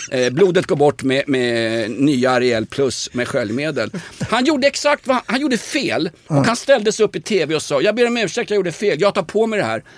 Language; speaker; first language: Swedish; native; Swedish